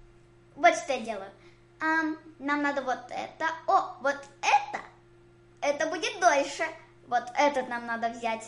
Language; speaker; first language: Russian; early bilingual, heritage; Russian